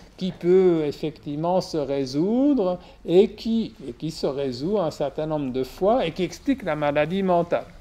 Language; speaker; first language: French; native; French